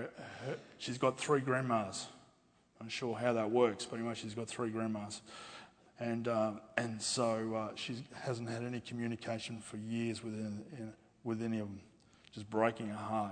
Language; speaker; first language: English; native; English